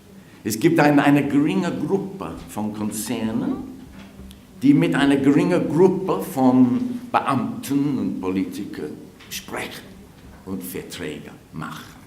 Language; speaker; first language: German; non-native, fluent; English